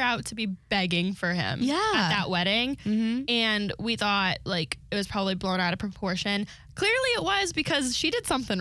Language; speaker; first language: English; native; English